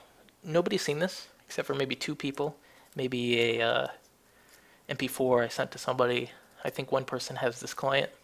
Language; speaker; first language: English; native; English